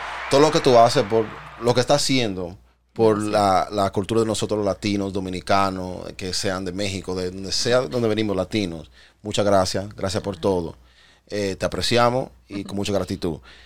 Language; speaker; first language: Spanish; early bilingual, heritage; Spanish